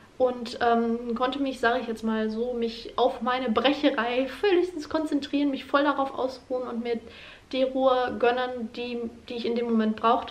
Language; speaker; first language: German; native; German